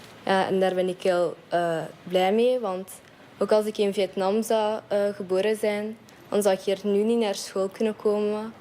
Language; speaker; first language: Dutch; early bilingual, other home language; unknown